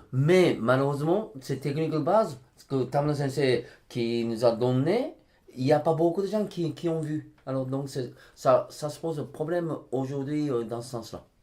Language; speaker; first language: French; non-native, fluent; Japanese